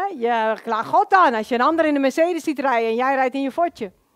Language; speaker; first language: Dutch; native; Dutch